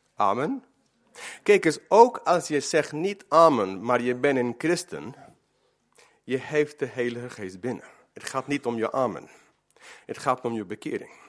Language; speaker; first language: Dutch; non-native, fluent; Spanish